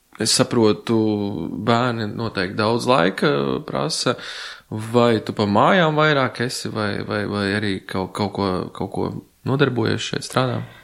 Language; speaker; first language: Latvian; native; Latvian